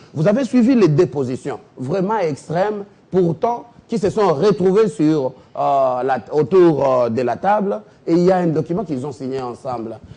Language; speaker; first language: French; non-native, local second language; Lingala